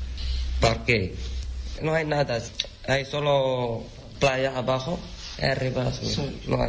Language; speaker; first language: Spanish; non-native, learner; Arabic